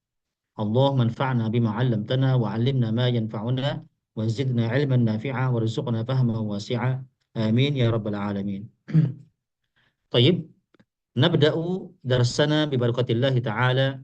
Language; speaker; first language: Arabic; non-native, fluent; Indonesian